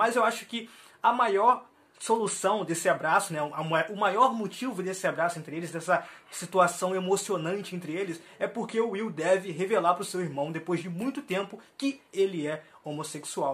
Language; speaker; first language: Portuguese; native; Portuguese